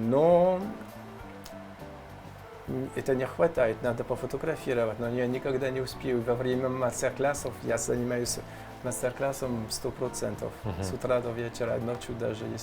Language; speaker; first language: Russian; non-native, learner; French